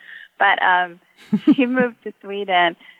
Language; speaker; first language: English; non-native, fluent; Swedish